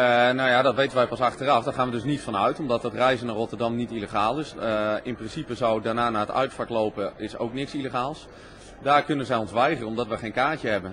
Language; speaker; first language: Dutch; native; Dutch